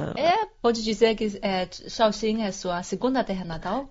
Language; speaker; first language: Portuguese; non-native, fluent; Chinese